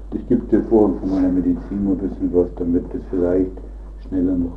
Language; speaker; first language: German; native; German